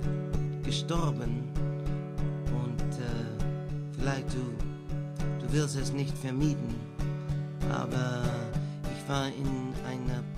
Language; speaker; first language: German; non-native, learner; English